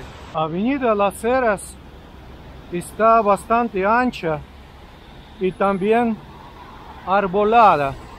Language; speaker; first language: Spanish; non-native, fluent; Russian